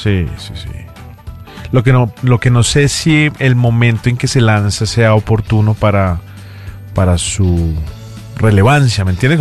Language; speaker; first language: Spanish; native; Spanish